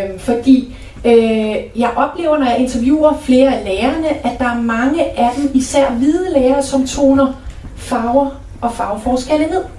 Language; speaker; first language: Danish; native; Danish